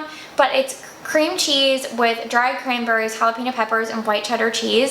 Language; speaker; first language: English; native; English